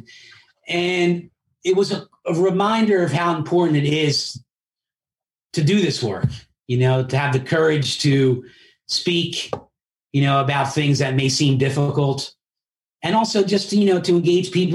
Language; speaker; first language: English; early bilingual, other home language; Italian